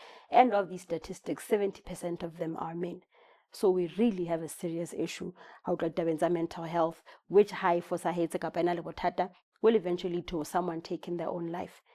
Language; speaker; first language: English; non-native, local second language; Southern Sotho